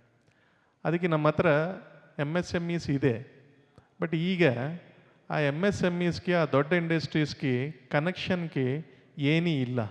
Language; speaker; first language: Kannada; non-native, local second language; Telugu